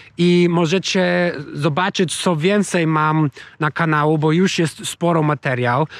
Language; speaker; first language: Polish; non-native, learner; English